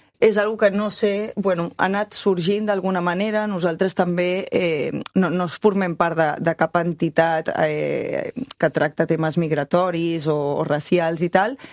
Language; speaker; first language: Catalan; native; Catalan